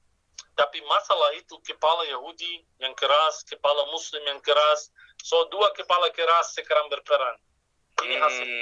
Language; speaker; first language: Indonesian; non-native, fluent; Arabic